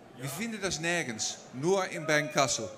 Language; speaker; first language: German; non-native, learner; Dutch